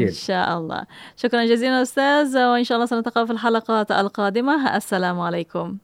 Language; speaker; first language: Arabic; non-native, fluent; Malay